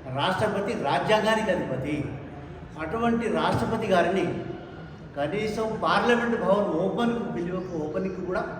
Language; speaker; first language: Telugu; non-native, local second language; Lambadi